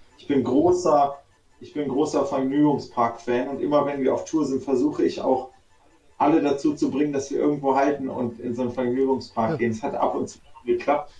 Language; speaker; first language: German; native; German